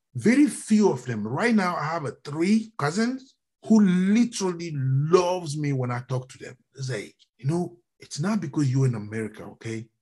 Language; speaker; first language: English; non-native, fluent; French